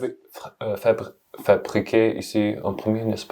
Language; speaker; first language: French; non-native, learner; English